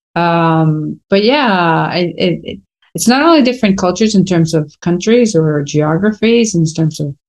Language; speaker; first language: English; non-native, fluent; Spanish